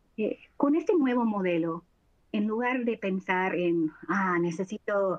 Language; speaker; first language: Spanish; non-native, fluent; English